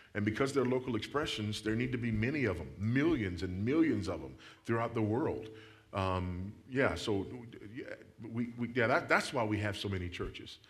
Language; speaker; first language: English; native; English